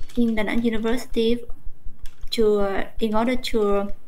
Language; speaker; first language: English; non-native, learner; Vietnamese